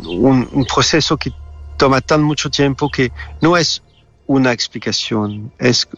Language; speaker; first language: Spanish; non-native, fluent; French